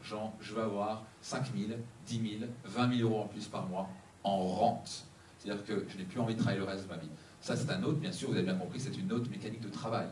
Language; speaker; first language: French; native; French